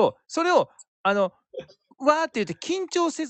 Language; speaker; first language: Japanese; native; Japanese